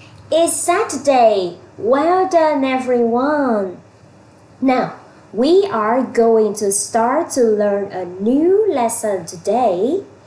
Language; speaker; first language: English; non-native, fluent; Vietnamese